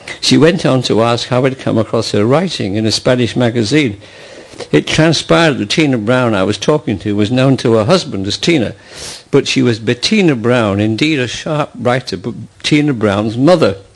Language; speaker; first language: English; native; English